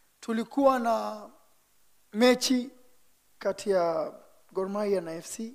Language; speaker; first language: Swahili; non-native, local second language; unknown